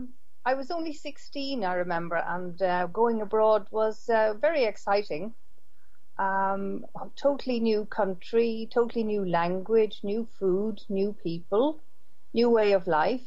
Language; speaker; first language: English; native; English